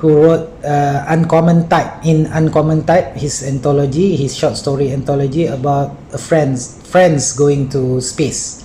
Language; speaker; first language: English; non-native, local second language; Malay